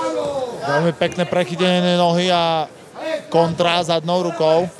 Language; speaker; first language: Slovak; native; Slovak